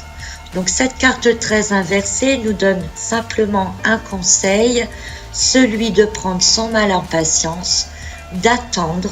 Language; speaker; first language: French; native; French